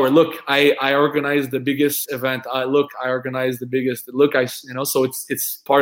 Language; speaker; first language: English; non-native, fluent; French